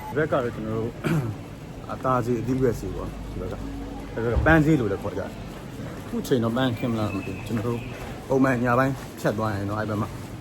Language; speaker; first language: Burmese; native; Burmese